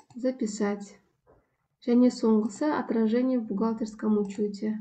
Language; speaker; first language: Russian; non-native, local second language; Kazakh